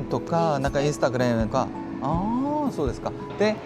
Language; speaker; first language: Japanese; non-native, learner; Korean